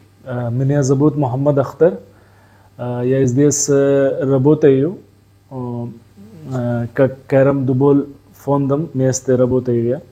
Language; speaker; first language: Russian; non-native, learner; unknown